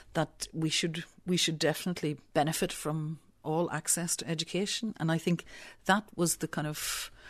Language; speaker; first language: English; native; English